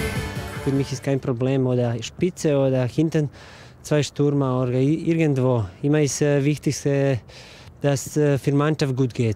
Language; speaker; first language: German; non-native, learner; Croatian